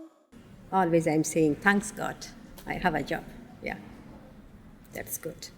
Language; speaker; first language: English; non-native, learner; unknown